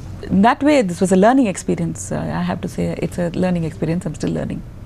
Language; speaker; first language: English; non-native, local second language; Tamil